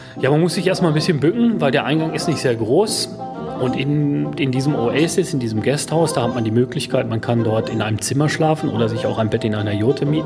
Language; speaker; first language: German; native; German